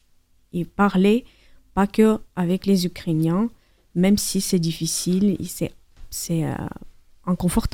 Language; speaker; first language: French; non-native, learner; Ukrainian